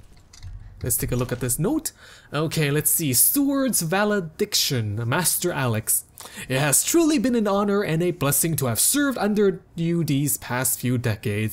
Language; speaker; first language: English; native; English